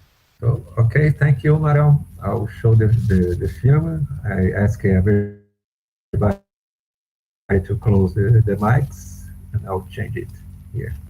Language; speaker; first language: English; non-native, fluent; Portuguese